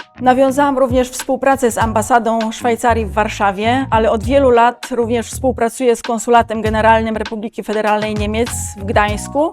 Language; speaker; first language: Polish; native; Polish